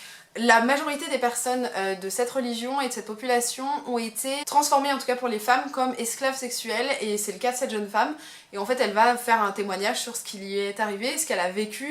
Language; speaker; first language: French; native; French